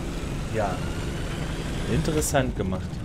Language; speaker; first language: German; native; German